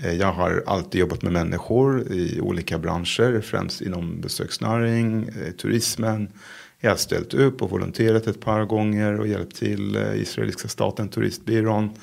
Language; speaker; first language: Swedish; non-native, fluent; Hebrew